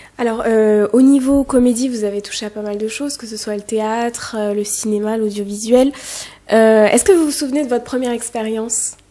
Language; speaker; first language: French; native; French